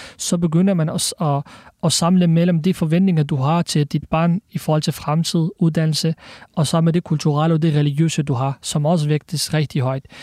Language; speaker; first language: Danish; early bilingual, other home language; Arabic